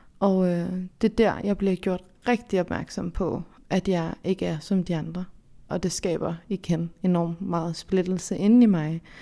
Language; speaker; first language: Danish; early bilingual, other home language; Central Kurdish